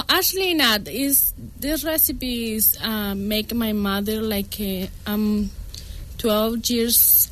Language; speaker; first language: English; non-native, learner; Spanish